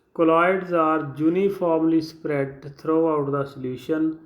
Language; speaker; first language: English; non-native, local second language; Punjabi